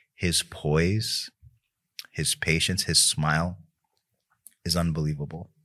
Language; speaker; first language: English; native; English